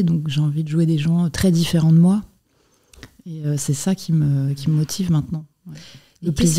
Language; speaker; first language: French; native; French